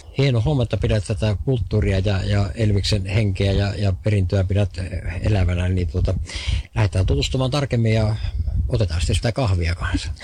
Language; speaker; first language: Finnish; native; Finnish